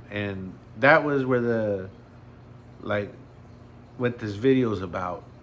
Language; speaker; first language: English; native; English